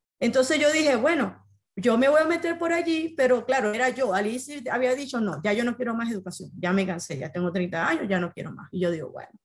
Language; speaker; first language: Spanish; native; Spanish